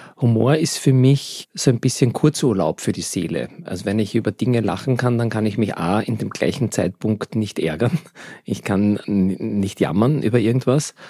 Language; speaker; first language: German; native; German